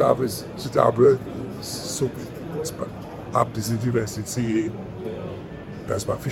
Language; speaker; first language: German; non-native, learner; Danish